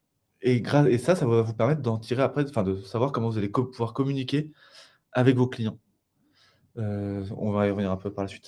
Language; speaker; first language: French; native; French